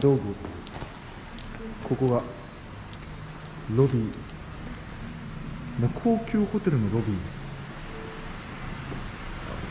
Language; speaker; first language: Japanese; native; Japanese